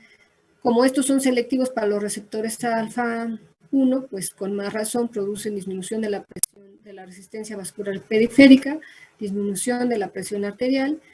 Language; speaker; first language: Spanish; native; Spanish